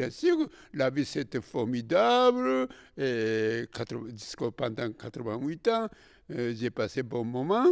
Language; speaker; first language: French; non-native, fluent; Japanese